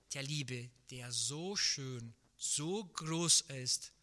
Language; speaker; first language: German; non-native, fluent; Portuguese